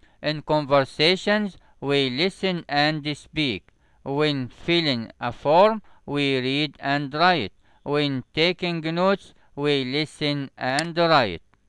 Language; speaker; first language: English; non-native, fluent; Arabic